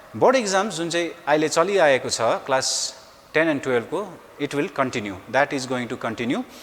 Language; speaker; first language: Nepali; native; Nepali